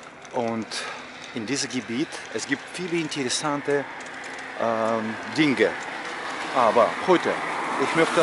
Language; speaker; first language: German; non-native, learner; Russian